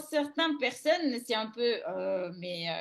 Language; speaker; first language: French; non-native, fluent; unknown